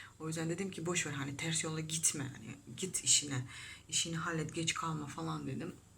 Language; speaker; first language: Turkish; non-native, fluent; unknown